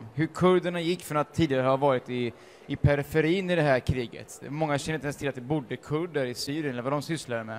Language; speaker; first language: Swedish; native; Swedish